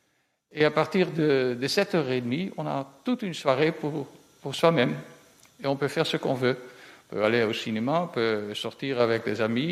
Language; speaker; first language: French; non-native, fluent; Dutch